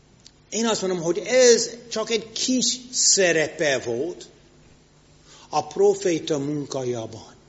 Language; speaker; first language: Hungarian; non-native, fluent; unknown